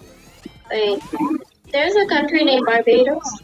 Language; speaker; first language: English; non-native, fluent; Thai